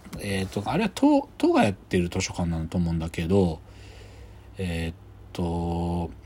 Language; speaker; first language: Japanese; native; Japanese